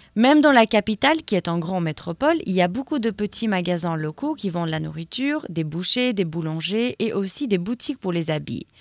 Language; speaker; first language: French; non-native, fluent; Albanian